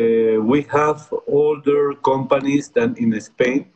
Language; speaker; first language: English; non-native, fluent; Spanish